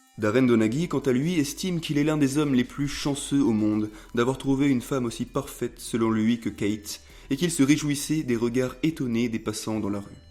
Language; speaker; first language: French; native; French